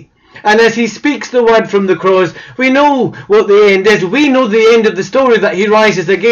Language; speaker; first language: English; native; English